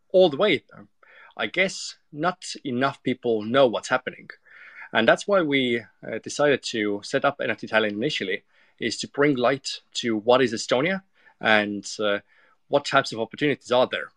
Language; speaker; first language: English; non-native, fluent; Estonian